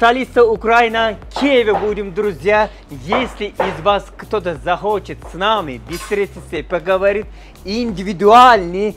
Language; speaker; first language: Russian; non-native, fluent; Turkish